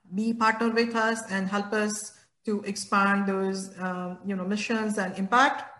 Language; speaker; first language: English; non-native, local second language; Gujarati